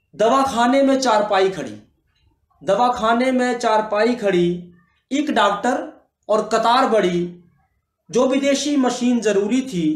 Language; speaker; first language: Hindi; native; Hindi